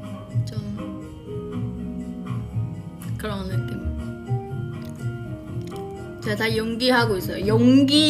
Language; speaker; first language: Korean; non-native, learner; Chinese